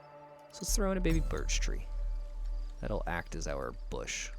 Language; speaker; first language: English; native; English